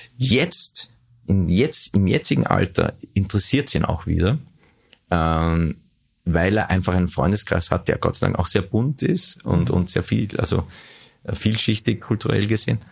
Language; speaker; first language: German; native; German